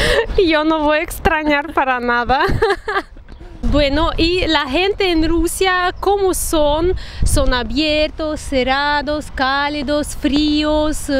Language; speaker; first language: Spanish; non-native, fluent; Russian